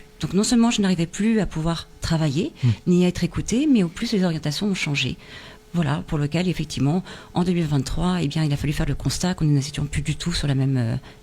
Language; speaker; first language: French; native; French